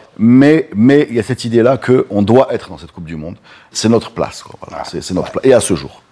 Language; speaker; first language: French; non-native, local second language; Arabic